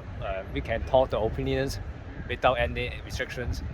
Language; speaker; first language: English; non-native, learner; Cantonese